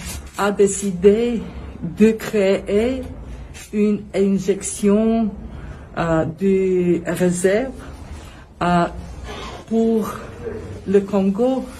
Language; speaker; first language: French; non-native, learner; Bulgarian